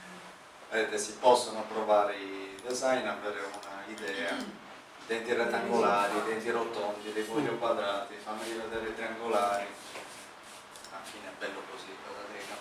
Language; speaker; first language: Italian; native; Italian